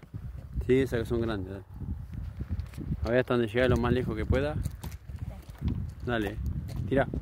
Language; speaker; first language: Spanish; native; Spanish